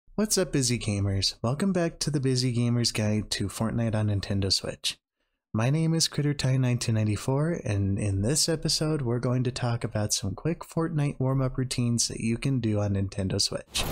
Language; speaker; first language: English; native; English